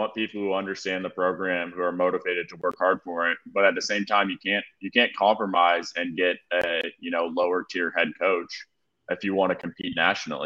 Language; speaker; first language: English; native; English